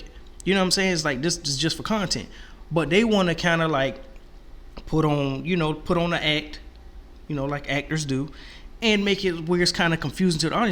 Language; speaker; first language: English; native; English